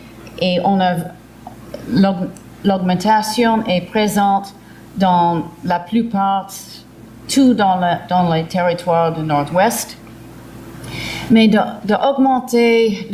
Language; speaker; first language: French; early bilingual, heritage; English